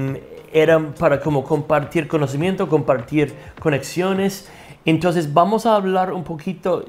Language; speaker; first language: Spanish; non-native, fluent; English